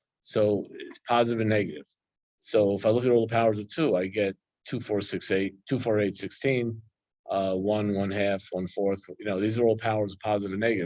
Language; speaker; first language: English; native; English